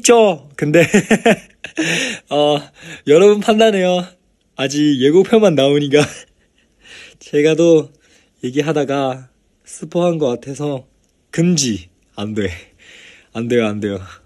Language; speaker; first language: Korean; non-native, fluent; Chinese